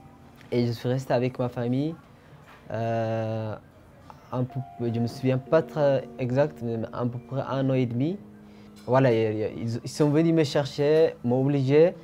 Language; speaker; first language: French; non-native, fluent; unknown